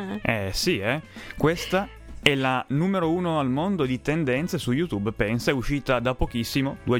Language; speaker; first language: Italian; native; Italian